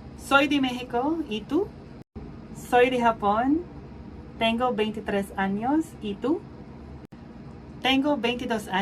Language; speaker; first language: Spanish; non-native, fluent; Filipino